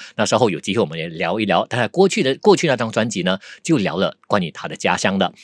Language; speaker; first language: Chinese; non-native, local second language; Hakka Chinese